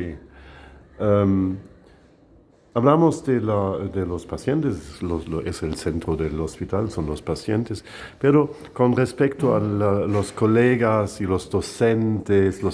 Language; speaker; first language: Spanish; non-native, fluent; German